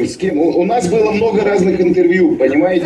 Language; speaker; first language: Russian; native; Russian